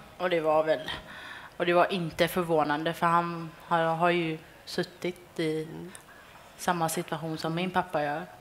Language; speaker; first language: Swedish; early bilingual, other home language; Tigrinya